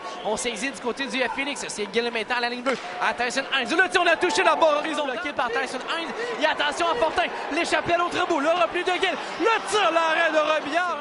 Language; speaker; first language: French; native; French